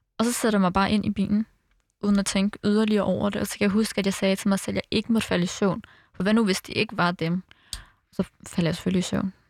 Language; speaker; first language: Danish; early bilingual, other home language; Arabic